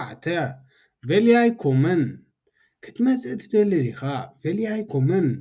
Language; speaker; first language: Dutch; non-native, fluent; Tigrinya